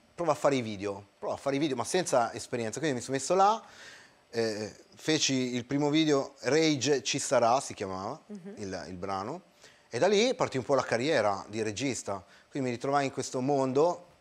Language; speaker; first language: Italian; native; Italian